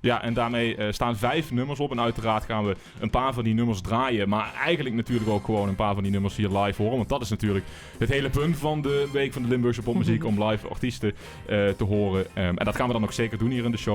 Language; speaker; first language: Dutch; native; Dutch